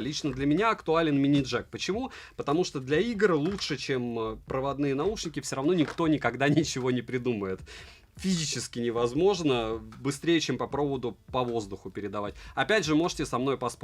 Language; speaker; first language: Russian; native; Russian